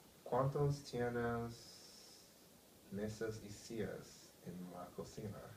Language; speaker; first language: Spanish; non-native, learner; English